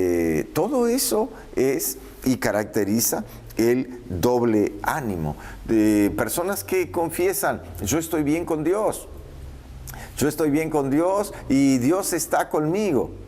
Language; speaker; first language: Spanish; native; Spanish